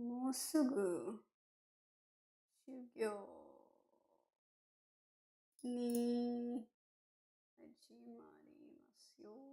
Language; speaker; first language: Japanese; non-native, learner; English